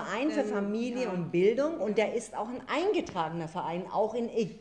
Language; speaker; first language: German; native; German